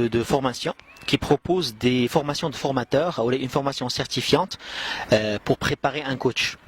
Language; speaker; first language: French; non-native, local second language; Arabic